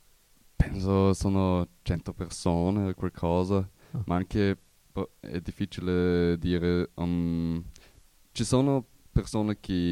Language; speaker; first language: Italian; non-native, learner; German